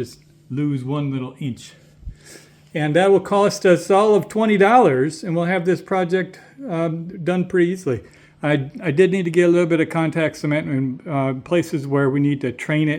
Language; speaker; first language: English; native; English